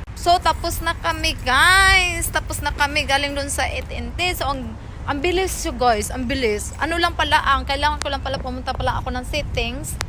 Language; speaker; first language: Filipino; non-native, local second language; Cebuano